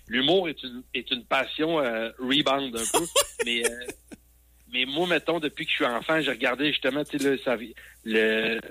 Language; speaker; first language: French; native; French